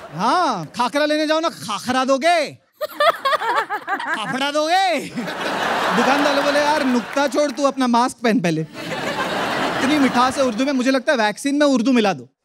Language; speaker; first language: Hindi; non-native, local second language; Gujarati